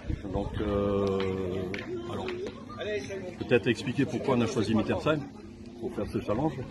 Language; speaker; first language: French; native; French